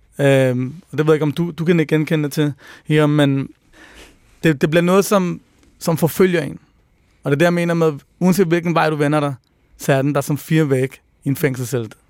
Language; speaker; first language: Danish; early bilingual, other home language; Persian